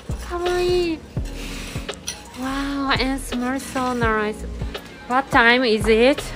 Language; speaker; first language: English; non-native, learner; Japanese